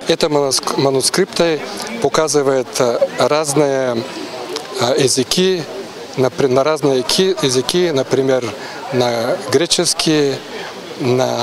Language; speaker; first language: Russian; non-native, learner; Georgian